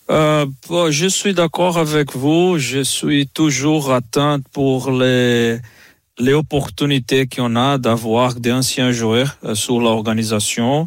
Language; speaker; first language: French; non-native, fluent; Portuguese